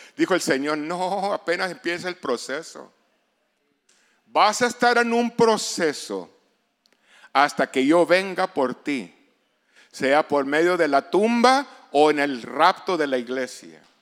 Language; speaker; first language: Spanish; native; Spanish